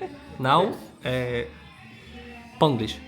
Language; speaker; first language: English; non-native, fluent; Polish